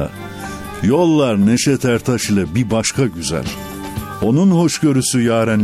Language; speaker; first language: Turkish; native; Turkish